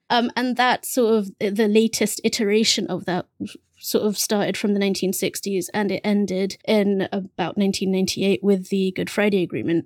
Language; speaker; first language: English; early bilingual, other home language; Bangla